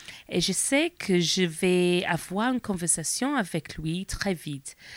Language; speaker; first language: French; non-native, learner; English